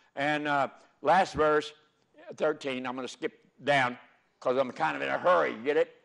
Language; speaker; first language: English; native; English